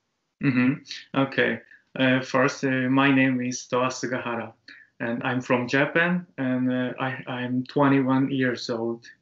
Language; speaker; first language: English; non-native, learner; Japanese